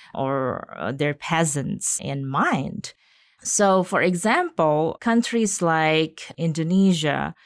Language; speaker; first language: English; non-native, fluent; Indonesian